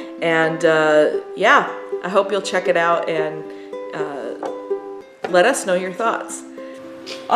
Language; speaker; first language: English; native; English